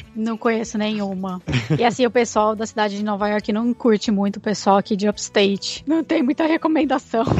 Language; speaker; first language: Portuguese; native; Portuguese